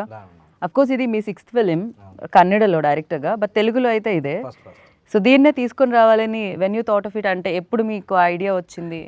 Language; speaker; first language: Telugu; native; Telugu